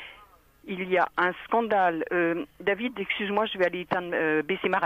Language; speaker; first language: French; native; French